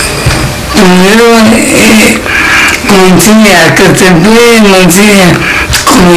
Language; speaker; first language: Portuguese; non-native, learner; Japanese